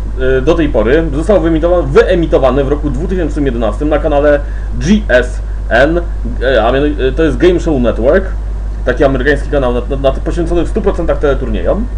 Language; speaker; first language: Polish; native; Polish